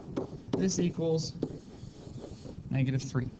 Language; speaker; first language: English; native; English